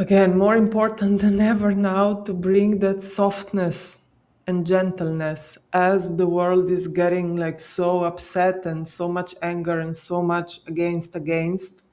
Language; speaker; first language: English; non-native, fluent; Slovenian